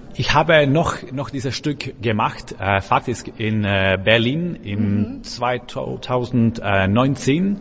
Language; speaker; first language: German; non-native, learner; Czech